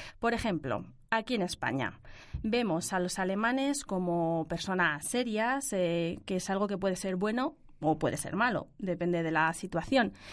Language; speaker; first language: Spanish; native; Spanish